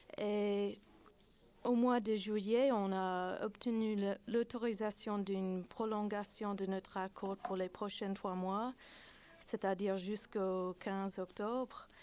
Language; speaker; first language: French; non-native, fluent; English